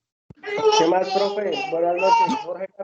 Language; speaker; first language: Spanish; native; Spanish